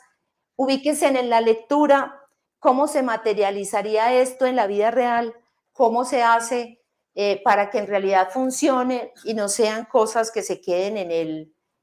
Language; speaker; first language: Spanish; native; Spanish